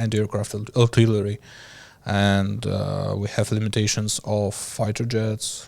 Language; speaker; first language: English; non-native, learner; Ukrainian